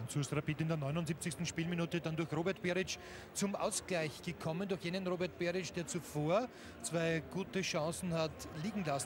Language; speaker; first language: German; native; German